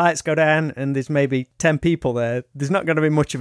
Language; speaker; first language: English; native; English